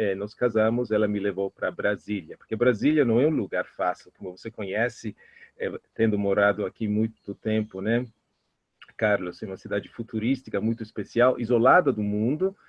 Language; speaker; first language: Portuguese; non-native, fluent; Italian